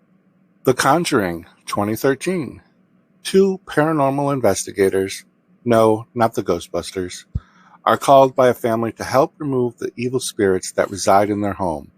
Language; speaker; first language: English; native; English